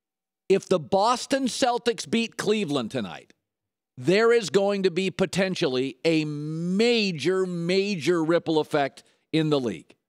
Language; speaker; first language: English; native; English